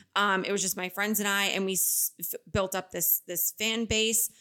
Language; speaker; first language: English; native; English